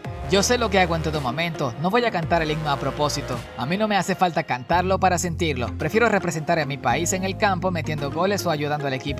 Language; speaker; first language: Spanish; native; Spanish